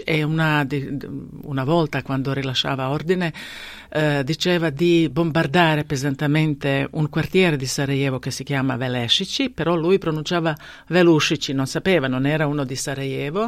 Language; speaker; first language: Italian; non-native, fluent; Bosnian